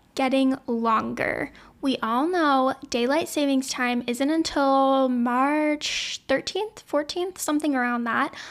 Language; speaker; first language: English; native; English